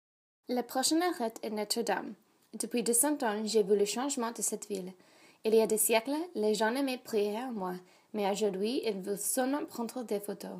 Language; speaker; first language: French; non-native, learner; English